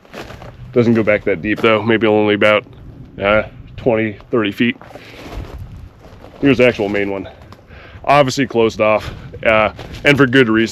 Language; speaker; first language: English; native; English